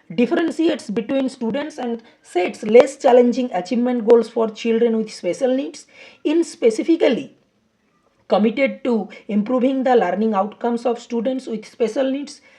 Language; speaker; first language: English; non-native, local second language; Bangla